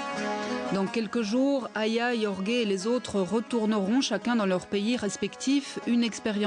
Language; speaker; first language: French; native; French